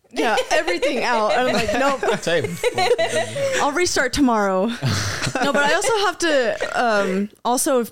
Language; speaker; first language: English; early bilingual, other home language; Spanish